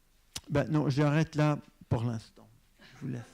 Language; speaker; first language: French; non-native, fluent; English